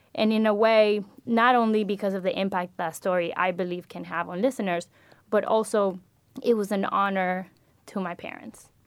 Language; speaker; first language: English; non-native, fluent; Spanish